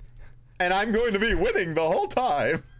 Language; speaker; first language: English; native; English